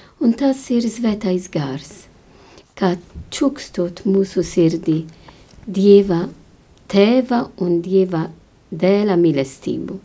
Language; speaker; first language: Latvian; non-native, fluent; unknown